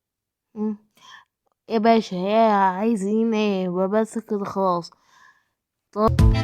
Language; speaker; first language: Arabic; native; Arabic